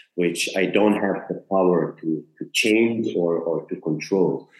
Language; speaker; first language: English; non-native, fluent; Hebrew